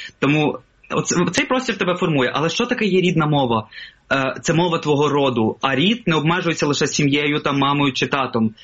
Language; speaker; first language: Ukrainian; non-native, local second language; Russian